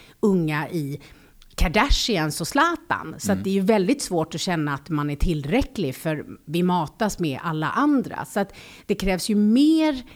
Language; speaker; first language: Swedish; native; Swedish